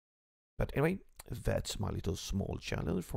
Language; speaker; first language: English; non-native, fluent; Swedish